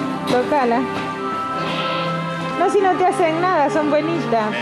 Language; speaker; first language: Spanish; native; Spanish